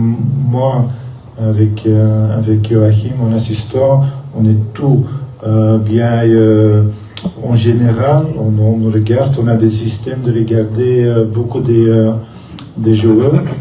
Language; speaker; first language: French; non-native, local second language; Dutch